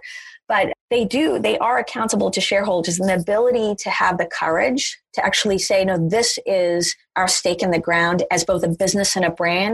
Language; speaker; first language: English; native; English